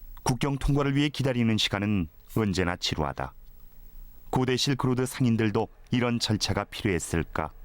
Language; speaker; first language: Korean; native; Korean